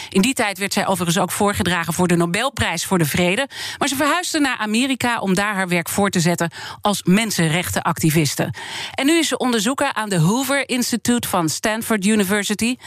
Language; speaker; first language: Dutch; native; Dutch